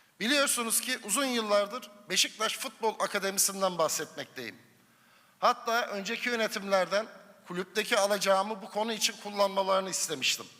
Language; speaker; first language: Turkish; native; Turkish